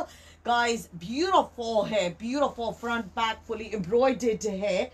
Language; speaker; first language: English; non-native, local second language; Urdu